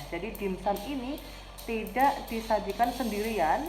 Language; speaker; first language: Indonesian; native; Indonesian